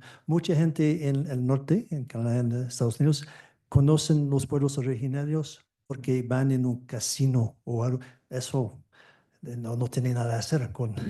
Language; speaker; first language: Spanish; non-native, fluent; French